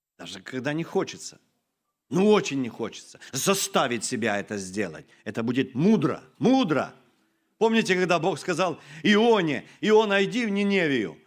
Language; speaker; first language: Russian; non-native, local second language; Ukrainian